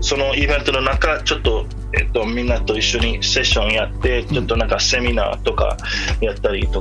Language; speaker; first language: Japanese; non-native, fluent; English